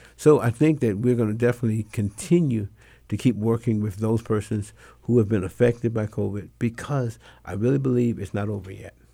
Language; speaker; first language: English; non-native, fluent; Spanish